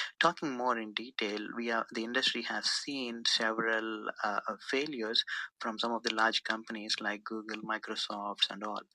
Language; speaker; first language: English; non-native, local second language; Telugu